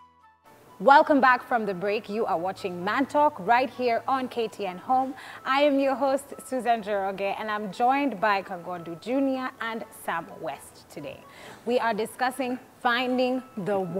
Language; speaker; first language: English; non-native, local second language; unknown